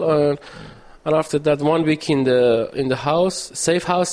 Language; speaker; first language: English; non-native, learner; Persian